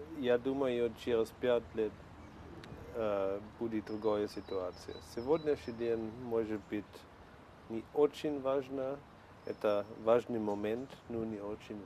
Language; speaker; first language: Russian; non-native, learner; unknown